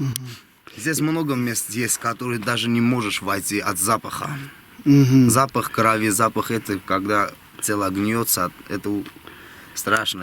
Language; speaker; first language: Russian; non-native, local second language; Armenian